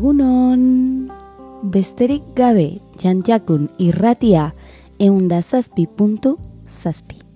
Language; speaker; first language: Basque; non-native, learner; Spanish